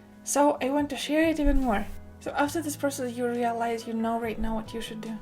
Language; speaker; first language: English; non-native, fluent; Russian